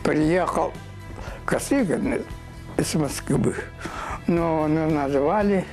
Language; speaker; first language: Russian; non-native, local second language; Yakut